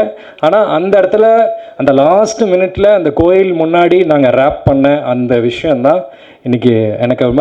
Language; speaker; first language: Tamil; native; Tamil